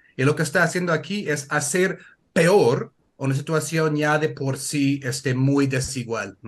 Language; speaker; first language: Spanish; non-native, fluent; English